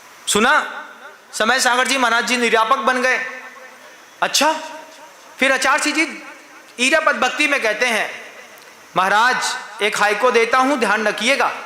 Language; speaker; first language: Hindi; native; Hindi